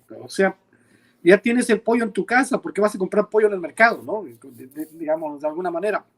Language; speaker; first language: Spanish; native; Spanish